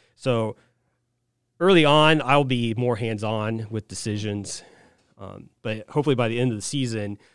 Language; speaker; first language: English; native; English